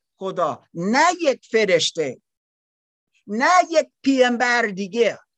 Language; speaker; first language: Persian; non-native, learner; German